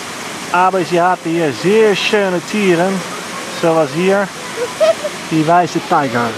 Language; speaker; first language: German; non-native, learner; Dutch